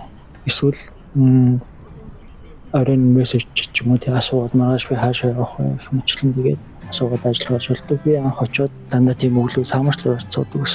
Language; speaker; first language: Mongolian; native; Mongolian